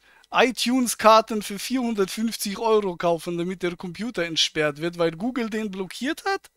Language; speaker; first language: German; native; German